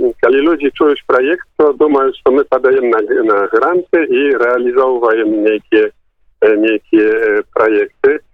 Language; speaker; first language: Polish; non-native, local second language; Belarusian